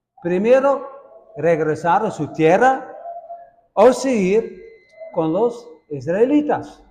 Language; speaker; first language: Spanish; non-native, fluent; Dutch